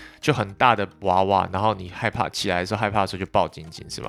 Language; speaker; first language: Chinese; native; Chinese